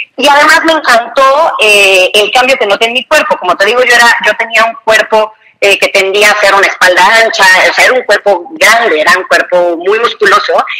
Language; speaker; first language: Spanish; native; Spanish